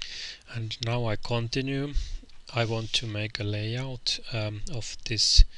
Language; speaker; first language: English; non-native, fluent; Finnish